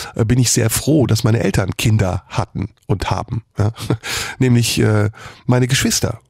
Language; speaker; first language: German; early bilingual, other home language; Turkish